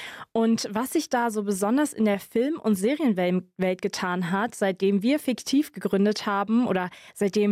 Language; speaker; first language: German; native; German